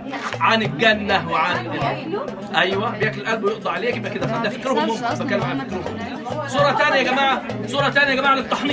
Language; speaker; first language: Arabic; native; Arabic